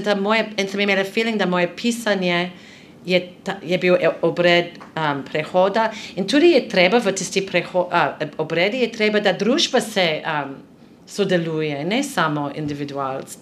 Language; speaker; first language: Slovenian; non-native, fluent; English